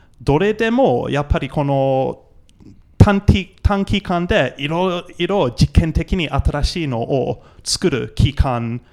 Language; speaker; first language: Japanese; non-native, fluent; English